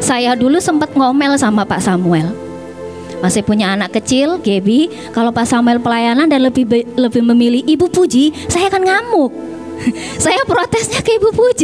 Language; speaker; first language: Indonesian; native; Indonesian